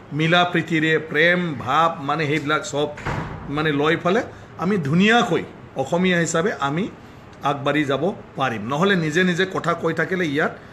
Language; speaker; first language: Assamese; non-native, local second language; Bodo